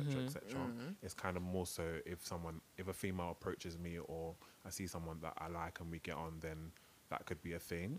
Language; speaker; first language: English; native; English